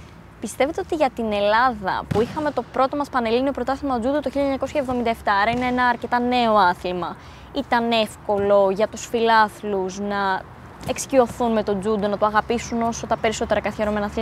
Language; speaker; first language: Greek; native; Greek